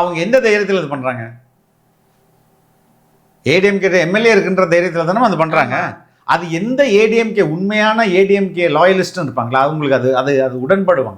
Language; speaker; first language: Tamil; native; Tamil